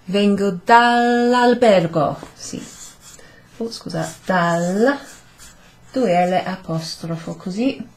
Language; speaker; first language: Italian; non-native, fluent; English